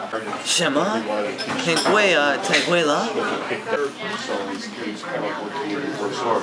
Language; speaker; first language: Chinese; non-native, learner; English